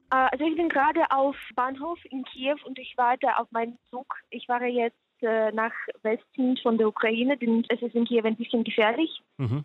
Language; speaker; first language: German; non-native, fluent; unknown